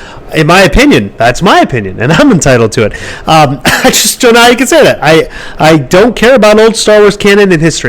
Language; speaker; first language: English; native; English